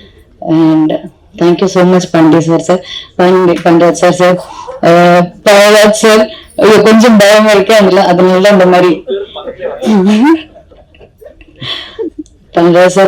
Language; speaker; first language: Tamil; non-native, learner; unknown